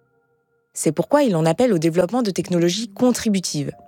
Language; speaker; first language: French; native; French